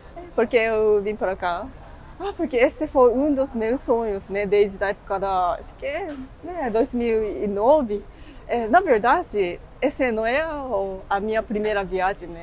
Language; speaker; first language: Portuguese; non-native, fluent; Japanese